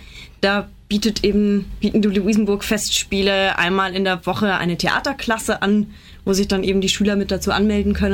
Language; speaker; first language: German; native; German